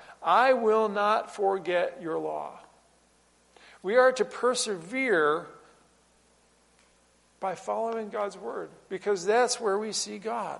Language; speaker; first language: English; native; English